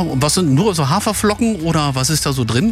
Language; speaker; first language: German; native; German